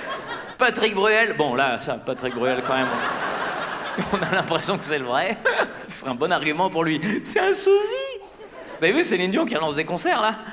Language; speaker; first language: French; native; French